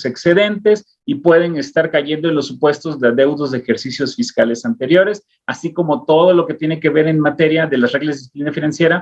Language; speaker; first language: Spanish; native; Spanish